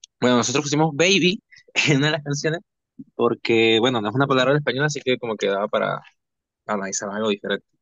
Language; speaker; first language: Spanish; native; Spanish